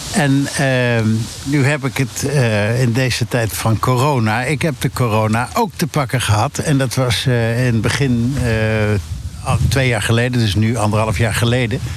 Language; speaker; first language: Dutch; native; Dutch